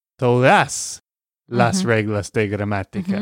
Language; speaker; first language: Spanish; non-native, learner; English